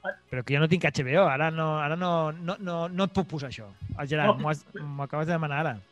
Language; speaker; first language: Catalan; native; Catalan